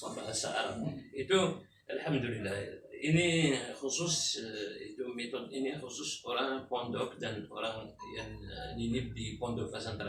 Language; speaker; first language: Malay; non-native, fluent; Arabic